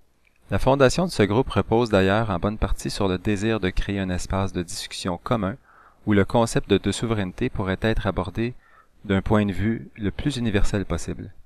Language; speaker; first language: French; native; French